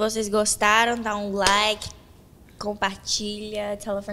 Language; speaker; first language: Portuguese; early bilingual, heritage; Portuguese